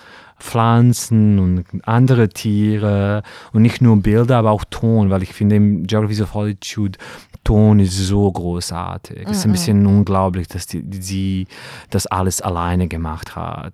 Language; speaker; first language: German; non-native, fluent; Serbian